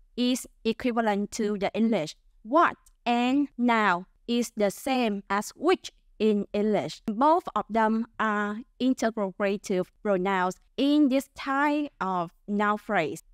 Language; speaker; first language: English; non-native, fluent; Vietnamese